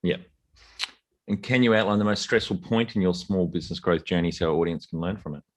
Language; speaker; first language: English; native; English